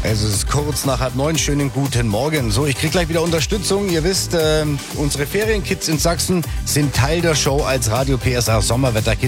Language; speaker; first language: German; native; German